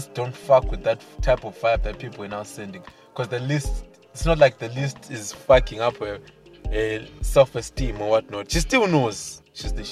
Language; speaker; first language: English; non-native, local second language; Shona